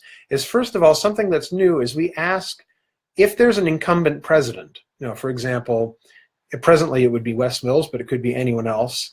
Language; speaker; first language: English; native; English